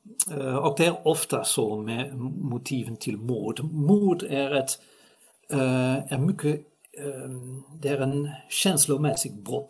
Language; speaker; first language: Swedish; non-native, fluent; Dutch